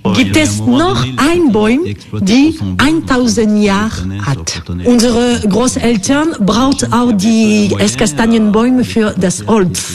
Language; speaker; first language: German; non-native, fluent; French